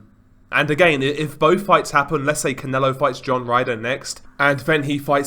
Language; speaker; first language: English; native; English